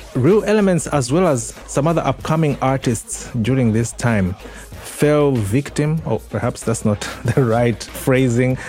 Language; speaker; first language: English; non-native, local second language; Nyanja